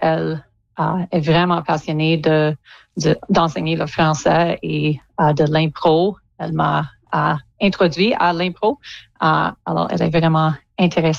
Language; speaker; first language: French; non-native, local second language; English